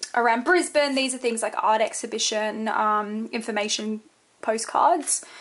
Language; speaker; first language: English; native; English